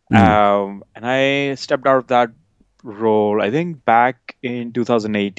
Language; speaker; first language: English; non-native, local second language; Hindi